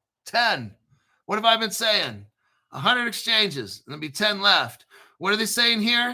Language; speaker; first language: English; native; English